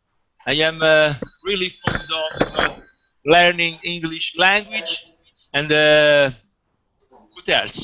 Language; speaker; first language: English; non-native, fluent; Italian